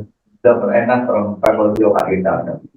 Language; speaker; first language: English; non-native, learner; Indonesian